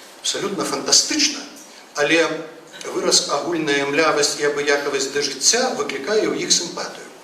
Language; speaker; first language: Belarusian; native; Belarusian